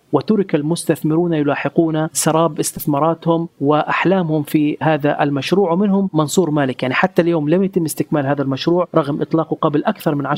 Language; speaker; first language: Arabic; native; Arabic